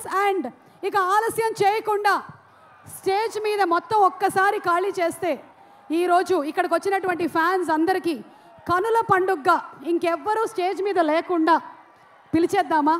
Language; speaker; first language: Telugu; native; Telugu